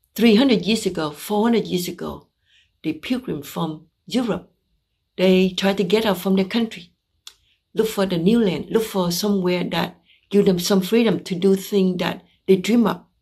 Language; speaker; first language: English; non-native, fluent; Vietnamese